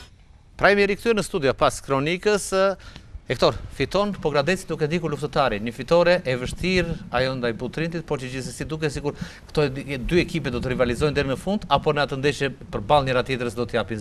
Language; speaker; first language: Albanian; native; Albanian